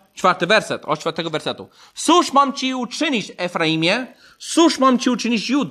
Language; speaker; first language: Polish; non-native, fluent; English